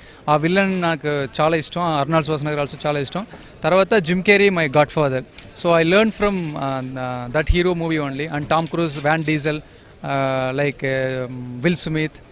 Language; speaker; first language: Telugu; non-native, learner; Kannada